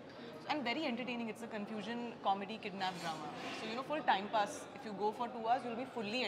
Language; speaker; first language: Telugu; non-native, local second language; Bangla